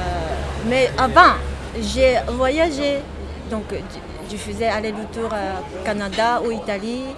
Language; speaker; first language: French; non-native, learner; Japanese